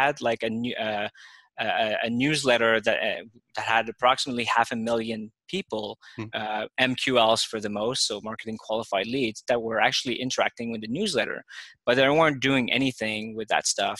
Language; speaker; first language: English; native; English